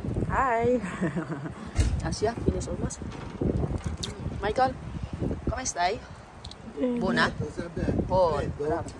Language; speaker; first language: Italian; non-native, learner; Filipino